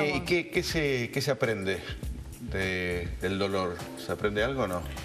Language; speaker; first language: Spanish; native; Spanish